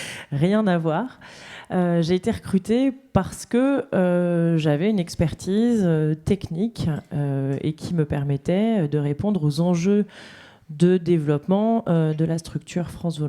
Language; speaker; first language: French; native; French